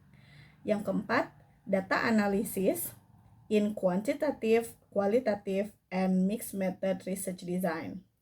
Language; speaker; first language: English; non-native, fluent; Indonesian